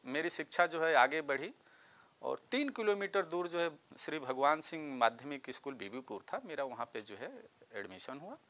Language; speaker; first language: Hindi; native; Hindi